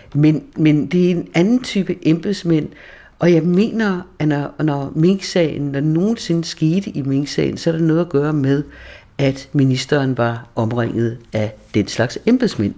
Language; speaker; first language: Danish; native; Danish